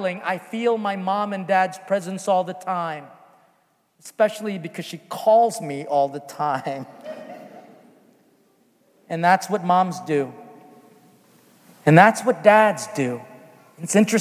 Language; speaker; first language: English; native; English